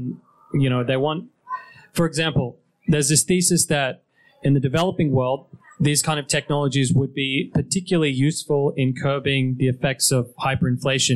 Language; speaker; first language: English; native; English